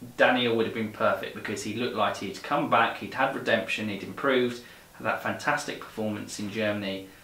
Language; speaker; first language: English; native; English